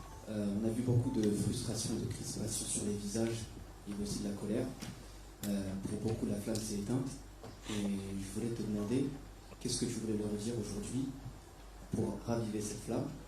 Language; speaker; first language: French; native; French